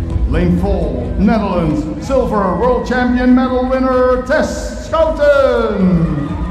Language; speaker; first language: English; non-native, fluent; Dutch